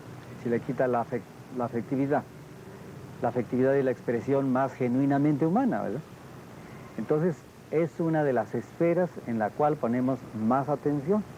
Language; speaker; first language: Spanish; native; Spanish